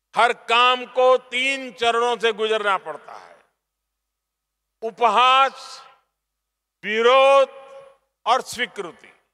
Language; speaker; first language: Hindi; non-native, local second language; Gujarati